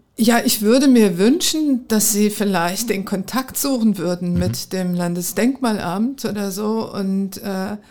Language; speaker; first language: German; native; German